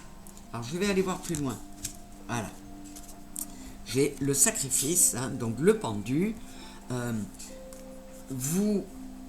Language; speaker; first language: French; native; French